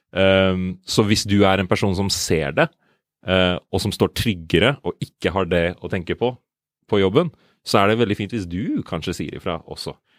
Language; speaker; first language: Norwegian; early bilingual, other home language; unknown